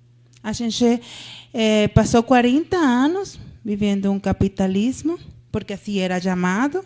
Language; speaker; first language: Portuguese; non-native, fluent; Spanish